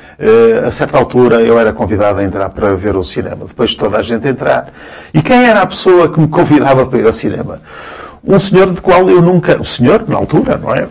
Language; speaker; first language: Portuguese; early bilingual, other home language; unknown